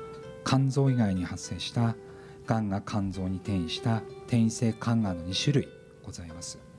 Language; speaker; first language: Japanese; native; Japanese